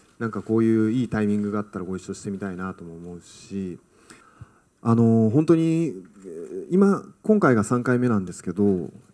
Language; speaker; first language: Japanese; native; Japanese